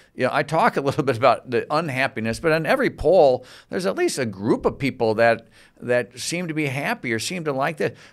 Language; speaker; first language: English; native; English